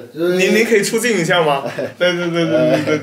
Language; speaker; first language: Chinese; early bilingual, heritage; Chinese